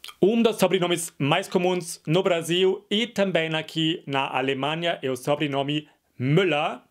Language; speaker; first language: Portuguese; non-native, fluent; German